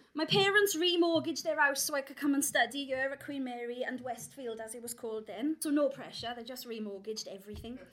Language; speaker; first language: English; native; English